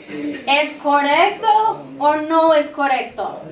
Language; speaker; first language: Spanish; non-native, learner; English